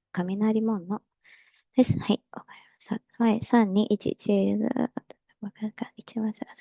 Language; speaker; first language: Japanese; non-native, fluent; Indonesian